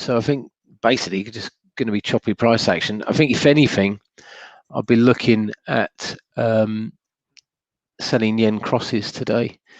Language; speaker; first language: English; native; English